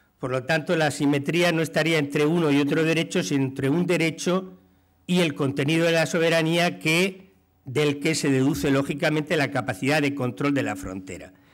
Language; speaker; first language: Spanish; native; Spanish